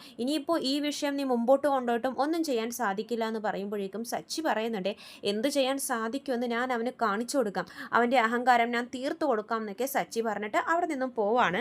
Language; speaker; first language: Malayalam; native; Malayalam